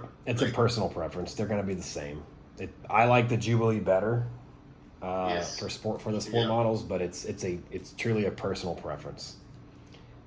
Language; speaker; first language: English; native; English